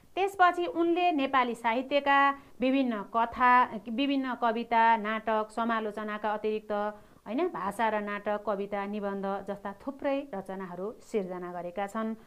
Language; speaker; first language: Nepali; native; Nepali